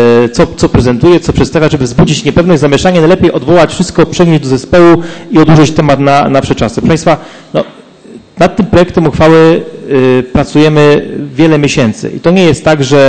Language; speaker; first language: Polish; native; Polish